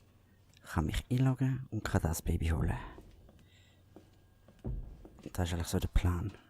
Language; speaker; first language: German; native; German